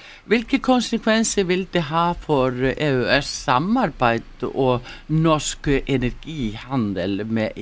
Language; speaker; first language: Norwegian; non-native, learner; Icelandic